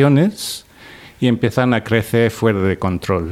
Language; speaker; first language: Spanish; non-native, fluent; English